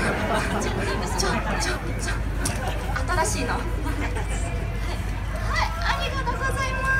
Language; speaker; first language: Japanese; non-native, fluent; Chinese